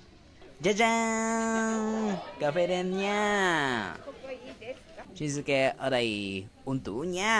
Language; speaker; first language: Vietnamese; non-native, learner; Japanese